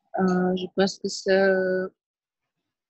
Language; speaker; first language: French; non-native, learner; Portuguese